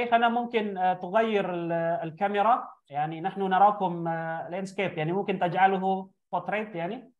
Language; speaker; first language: Arabic; non-native, fluent; Indonesian